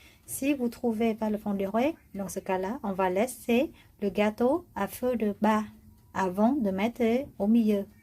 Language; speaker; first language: French; non-native, learner; Vietnamese